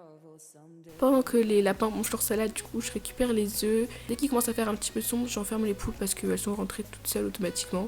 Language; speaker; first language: French; native; French